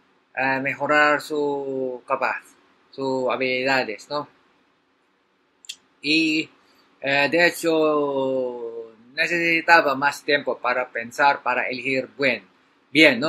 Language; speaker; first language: Spanish; non-native, learner; Filipino